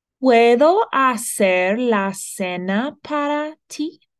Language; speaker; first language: Spanish; non-native, fluent; English